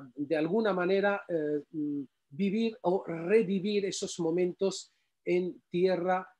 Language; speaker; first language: Spanish; non-native, fluent; Arabic